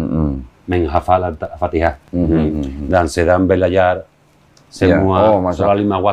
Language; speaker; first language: Indonesian; non-native, learner; Spanish